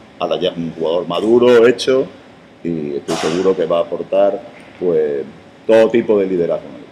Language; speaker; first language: Spanish; native; Spanish